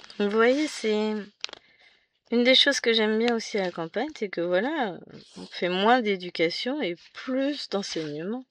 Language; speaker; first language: French; native; French